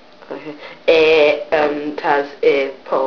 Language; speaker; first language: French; non-native, learner; English